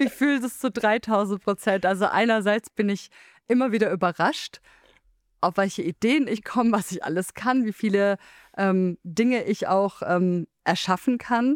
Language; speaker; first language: German; native; German